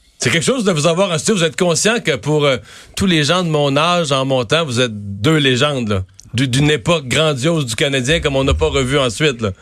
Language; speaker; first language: French; native; French